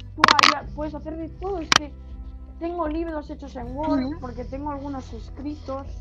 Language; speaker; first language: Spanish; native; Spanish